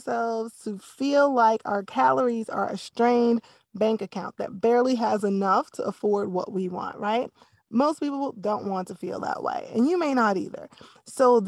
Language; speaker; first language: English; native; English